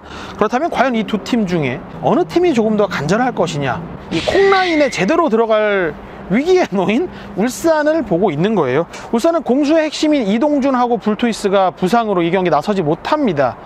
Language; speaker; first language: Korean; native; Korean